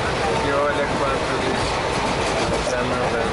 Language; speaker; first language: Portuguese; non-native, learner; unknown